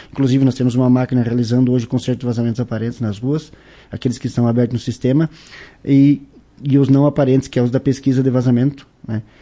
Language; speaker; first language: Portuguese; native; Portuguese